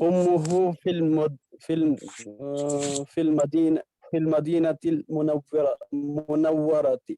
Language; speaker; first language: Arabic; non-native, learner; Urdu